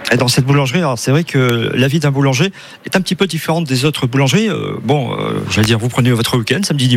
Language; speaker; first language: French; native; French